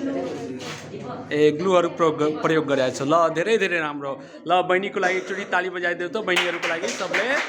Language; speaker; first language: Nepali; non-native, local second language; Maithili